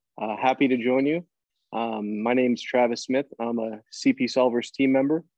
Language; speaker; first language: English; native; English